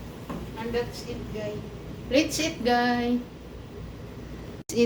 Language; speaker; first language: English; non-native, learner; Filipino